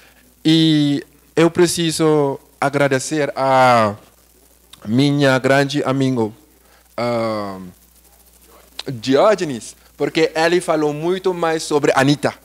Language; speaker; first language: Portuguese; non-native, learner; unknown